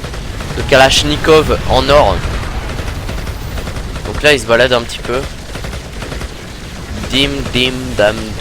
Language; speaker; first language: French; native; French